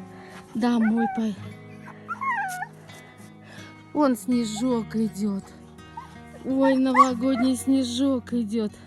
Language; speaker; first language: Russian; native; Russian